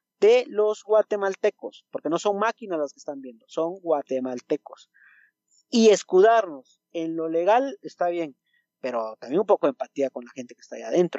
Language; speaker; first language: Spanish; native; Spanish